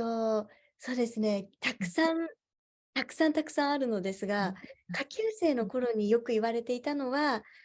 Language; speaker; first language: Japanese; native; Japanese